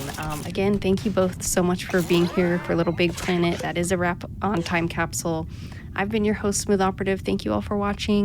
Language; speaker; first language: English; native; English